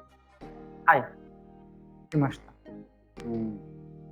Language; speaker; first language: Japanese; non-native, learner; Bangla